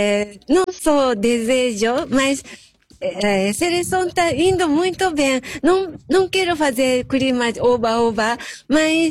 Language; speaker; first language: Portuguese; non-native, learner; Japanese